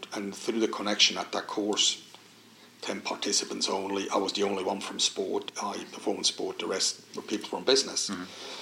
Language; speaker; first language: English; non-native, fluent; Swiss German